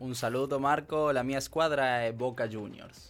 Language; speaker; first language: Italian; non-native, learner; Spanish